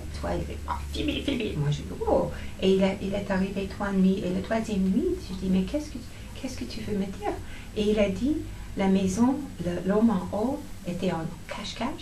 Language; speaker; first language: French; non-native, fluent; English